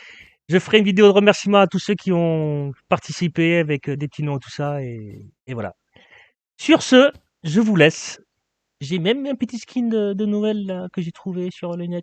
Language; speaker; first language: French; native; French